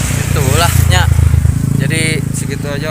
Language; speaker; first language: Indonesian; non-native, local second language; Sundanese